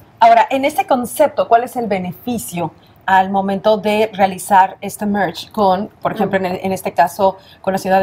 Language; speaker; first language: Spanish; native; Spanish